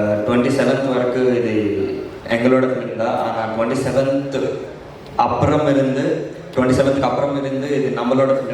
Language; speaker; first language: Tamil; non-native, learner; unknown